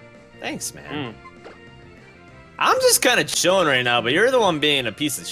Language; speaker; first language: English; native; English